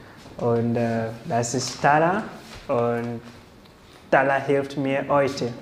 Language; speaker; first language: German; non-native, learner; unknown